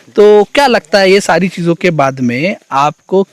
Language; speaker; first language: Hindi; non-native, local second language; Marathi